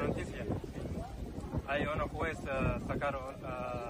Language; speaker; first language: Spanish; non-native, learner; Arabic